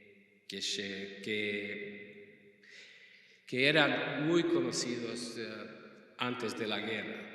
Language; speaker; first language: Spanish; non-native, fluent; Hungarian